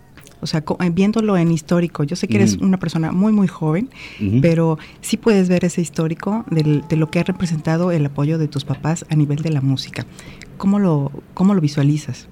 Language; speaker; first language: Spanish; native; Spanish